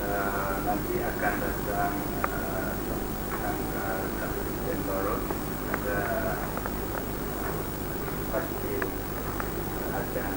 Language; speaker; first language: Indonesian; non-native, learner; Korean